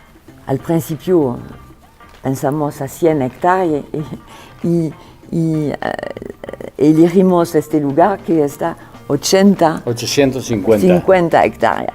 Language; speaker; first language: Spanish; non-native, fluent; French